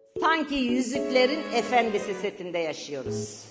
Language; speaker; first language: Turkish; native; Turkish